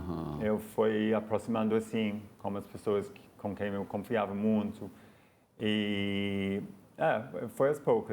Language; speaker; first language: Portuguese; non-native, fluent; English